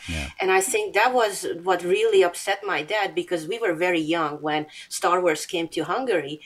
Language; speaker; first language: English; non-native, fluent; Hungarian